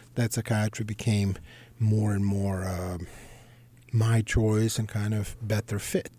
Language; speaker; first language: English; non-native, fluent; Serbian